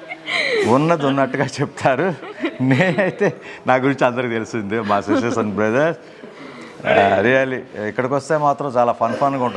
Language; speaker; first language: Telugu; native; Telugu